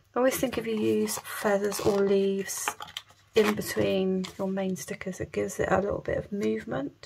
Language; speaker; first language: English; native; English